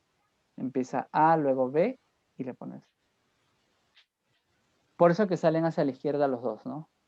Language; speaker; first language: Spanish; native; Spanish